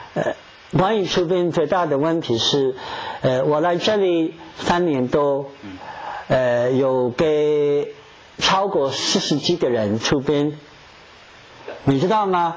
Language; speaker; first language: Chinese; non-native, fluent; English